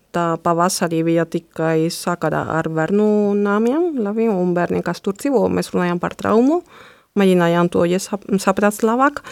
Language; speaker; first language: Latvian; non-native, fluent; Spanish